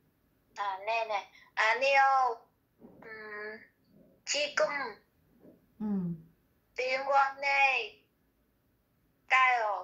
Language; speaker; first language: Korean; non-native, learner; Vietnamese